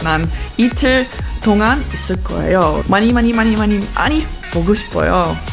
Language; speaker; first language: Korean; non-native, learner; English